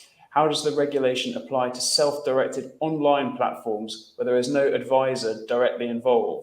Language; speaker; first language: English; native; English